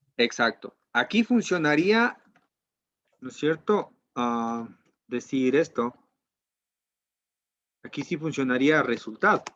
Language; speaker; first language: Spanish; native; Spanish